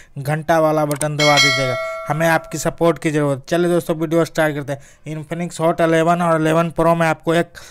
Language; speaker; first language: Hindi; native; Hindi